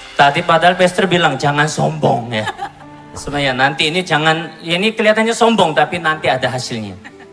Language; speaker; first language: Indonesian; non-native, fluent; Korean